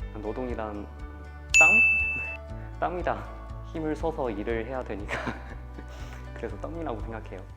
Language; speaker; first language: Korean; non-native, fluent; Chinese